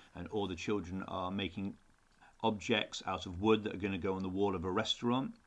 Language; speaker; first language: English; native; English